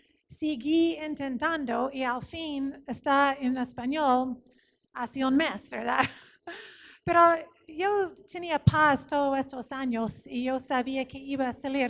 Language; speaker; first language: Spanish; non-native, fluent; English